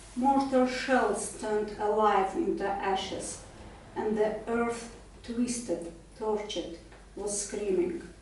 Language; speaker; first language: English; non-native, fluent; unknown